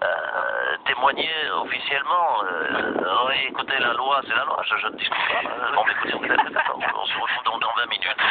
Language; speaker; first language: French; native; French